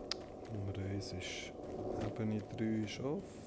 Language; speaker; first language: German; native; German